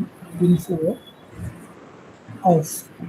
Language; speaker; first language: German; non-native, learner; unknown